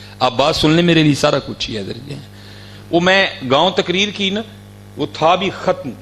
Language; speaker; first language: Urdu; non-native, local second language; Punjabi